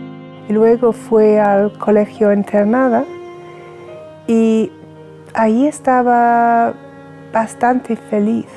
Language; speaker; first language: Spanish; non-native, fluent; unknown